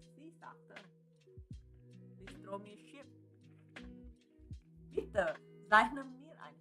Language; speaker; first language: German; non-native, learner; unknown